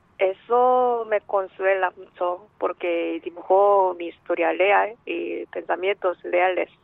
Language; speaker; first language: Spanish; non-native, fluent; Korean